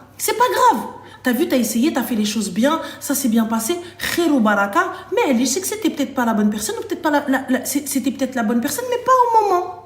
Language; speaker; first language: French; early bilingual, other home language; Arabic